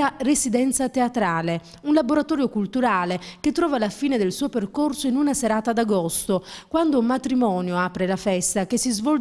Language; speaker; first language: Italian; native; Italian